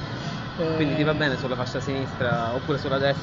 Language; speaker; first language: Italian; native; Italian